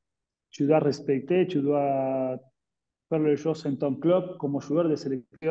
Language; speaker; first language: French; non-native, fluent; Spanish